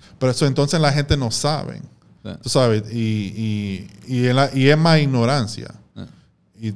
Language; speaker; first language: Spanish; early bilingual, heritage; Spanish